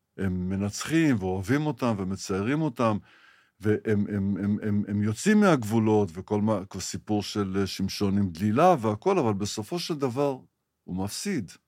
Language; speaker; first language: Hebrew; early bilingual, other home language; Arabic